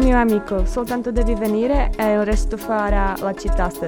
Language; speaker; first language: Italian; non-native, fluent; Czech